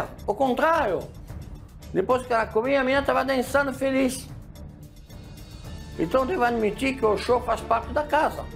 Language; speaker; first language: Portuguese; non-native, fluent; French